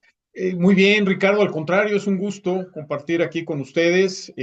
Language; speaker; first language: Spanish; native; Spanish